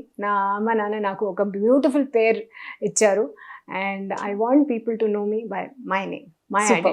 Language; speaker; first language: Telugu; non-native, local second language; Hindi